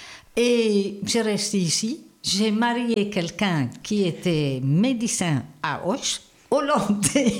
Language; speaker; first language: French; non-native, fluent; Dutch